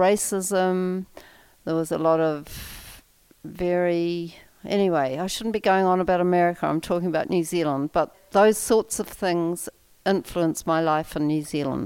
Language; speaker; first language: English; native; English